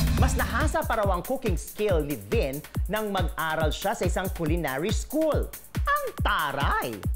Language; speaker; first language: Filipino; native; Filipino